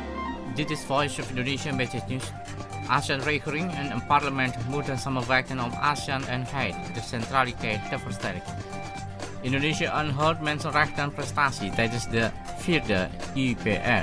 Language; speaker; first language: Dutch; non-native, fluent; Indonesian